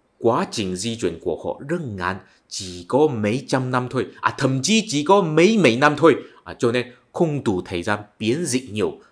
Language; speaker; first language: Vietnamese; non-native, fluent; Chinese